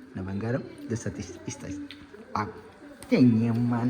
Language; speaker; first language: Telugu; non-native, learner; Hindi